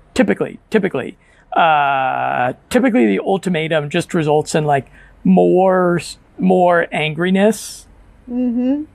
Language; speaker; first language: English; native; English